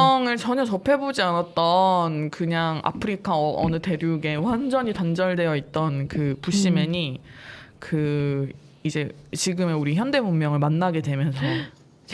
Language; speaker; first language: Korean; native; Korean